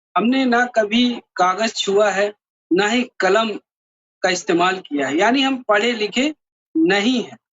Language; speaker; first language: Urdu; native; Urdu